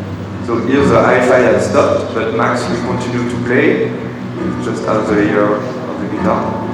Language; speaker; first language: English; non-native, fluent; French